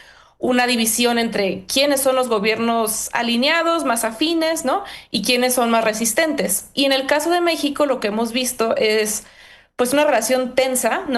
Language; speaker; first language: Spanish; native; Spanish